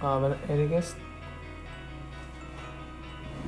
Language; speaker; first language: German; non-native, learner; Spanish